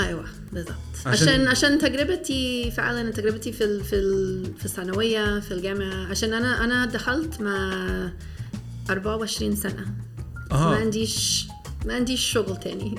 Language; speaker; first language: Arabic; non-native, fluent; English